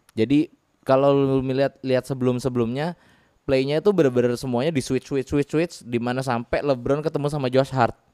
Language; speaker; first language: Indonesian; native; Indonesian